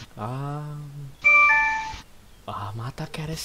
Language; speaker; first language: Japanese; non-native, learner; Indonesian